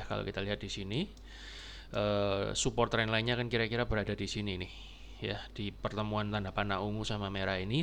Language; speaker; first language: Indonesian; native; Indonesian